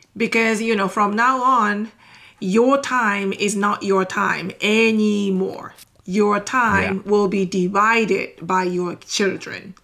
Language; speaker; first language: English; non-native, fluent; Japanese